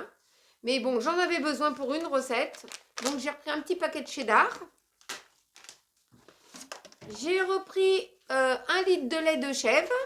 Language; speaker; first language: French; native; French